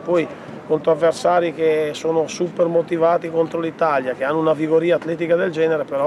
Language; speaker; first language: Italian; native; Italian